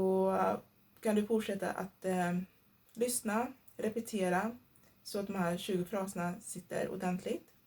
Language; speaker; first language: Swedish; non-native, fluent; Igbo